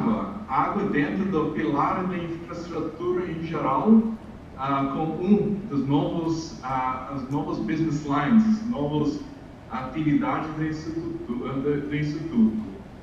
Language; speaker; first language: Portuguese; non-native, fluent; English